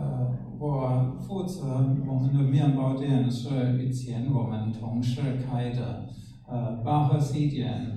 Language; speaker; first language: Chinese; non-native, fluent; German